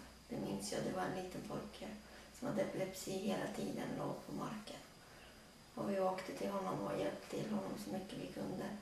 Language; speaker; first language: Swedish; early bilingual, other home language; Latvian